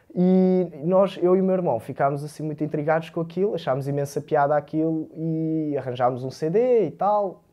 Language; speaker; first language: Portuguese; early bilingual, other home language; Romanian